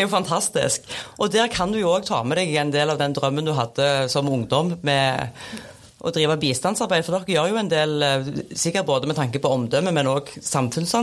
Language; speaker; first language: Norwegian; native; Norwegian